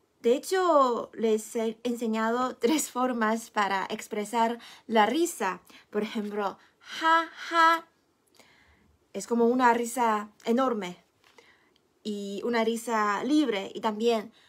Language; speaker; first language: Spanish; non-native, fluent; Chinese